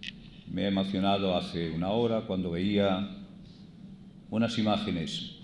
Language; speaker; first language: Spanish; native; Spanish